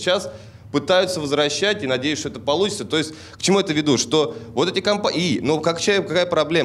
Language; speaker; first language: Russian; native; Russian